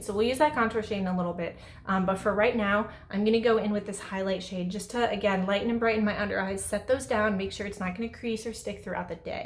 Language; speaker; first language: English; native; English